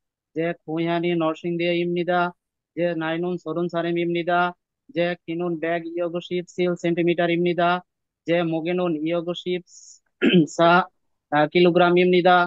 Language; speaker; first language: Korean; non-native, learner; Bangla